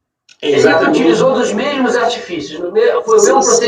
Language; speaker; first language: Portuguese; native; Portuguese